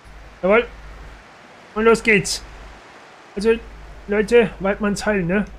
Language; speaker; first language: German; native; German